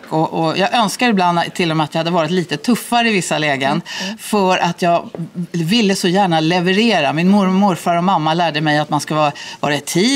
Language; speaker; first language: Swedish; native; Swedish